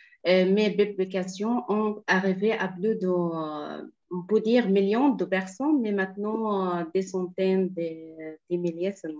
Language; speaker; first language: French; non-native, fluent; Arabic